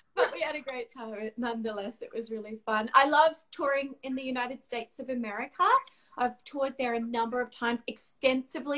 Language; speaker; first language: English; native; English